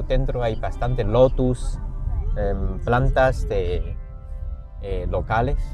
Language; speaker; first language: Spanish; non-native, fluent; Chinese